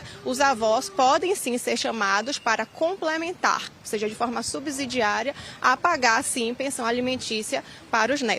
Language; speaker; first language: Portuguese; native; Portuguese